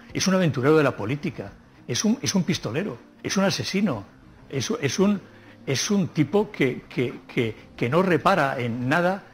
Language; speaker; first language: Spanish; native; Spanish